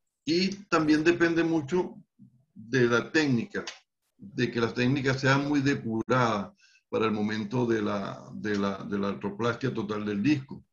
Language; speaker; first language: Spanish; native; Spanish